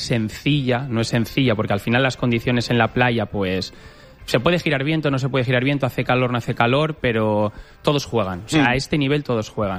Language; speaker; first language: Spanish; native; Spanish